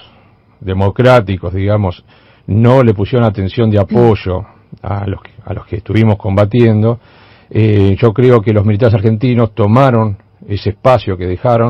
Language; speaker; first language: Spanish; native; Spanish